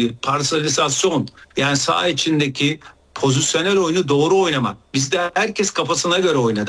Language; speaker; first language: Turkish; native; Turkish